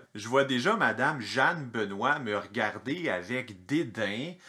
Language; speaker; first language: French; native; French